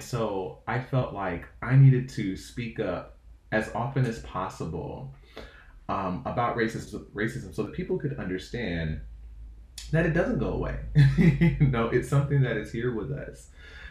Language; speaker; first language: English; native; English